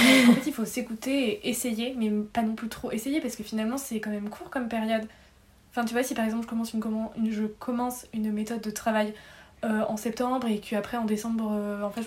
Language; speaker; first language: French; native; French